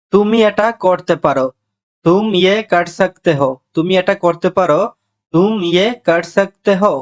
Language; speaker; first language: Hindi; non-native, fluent; Bangla